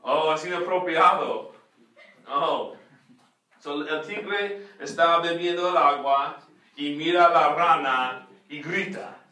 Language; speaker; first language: Spanish; non-native, fluent; English